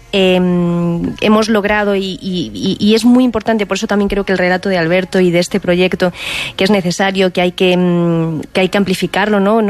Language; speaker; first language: Spanish; native; Spanish